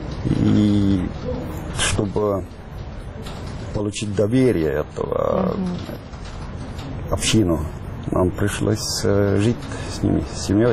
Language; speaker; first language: Russian; non-native, fluent; Estonian